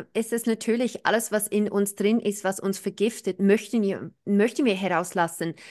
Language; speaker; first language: German; non-native, fluent; English